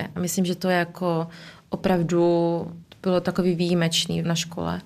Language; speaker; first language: Czech; early bilingual, heritage; Czech